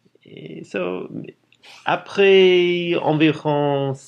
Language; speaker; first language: French; non-native, learner; English